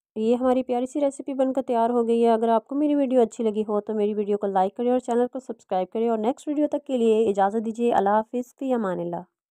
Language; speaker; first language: Urdu; non-native, local second language; Punjabi